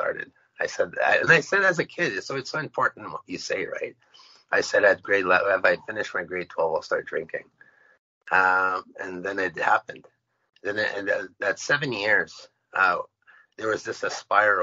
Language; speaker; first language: English; non-native, fluent; Cree